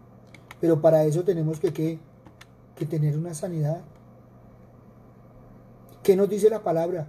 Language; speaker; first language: Spanish; native; Spanish